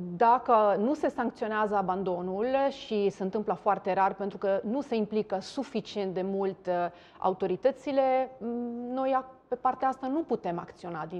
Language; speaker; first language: Romanian; non-native, fluent; Italian